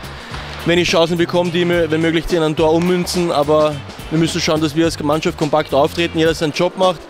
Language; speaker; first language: German; native; German